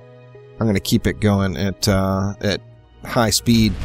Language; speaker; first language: English; native; English